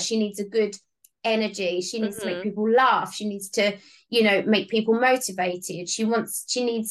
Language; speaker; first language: English; native; English